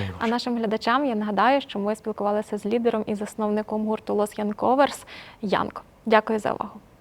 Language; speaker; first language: Ukrainian; native; Ukrainian